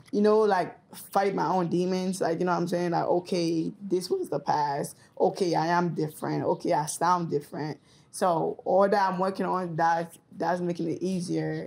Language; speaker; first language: English; early bilingual, other home language; Haitian Creole